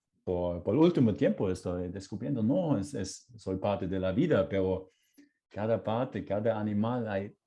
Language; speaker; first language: Spanish; non-native, fluent; German